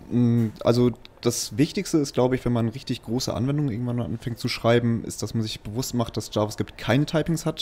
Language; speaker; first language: German; native; German